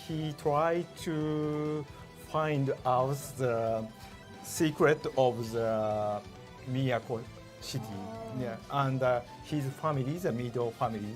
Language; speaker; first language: English; non-native, learner; Japanese